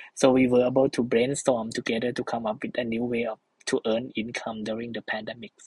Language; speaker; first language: English; non-native, fluent; Thai